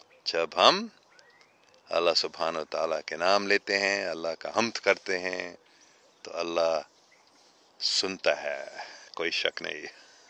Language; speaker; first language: Urdu; non-native, fluent; English